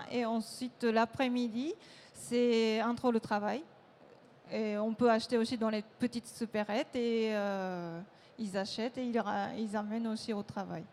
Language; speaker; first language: French; non-native, fluent; Japanese